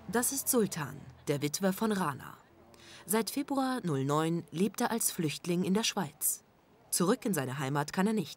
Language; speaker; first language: German; native; German